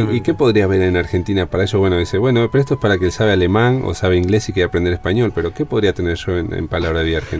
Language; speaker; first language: Spanish; native; Spanish